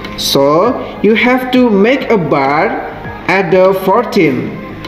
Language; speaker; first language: English; non-native, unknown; Indonesian